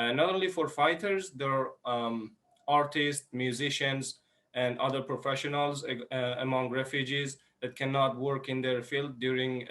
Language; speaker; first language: English; non-native, fluent; Persian